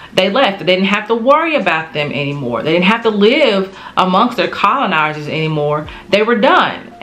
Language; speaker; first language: English; native; English